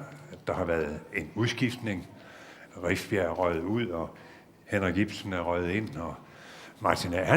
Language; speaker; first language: Danish; native; Danish